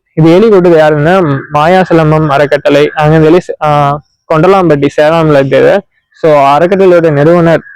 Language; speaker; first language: Tamil; non-native, local second language; Kannada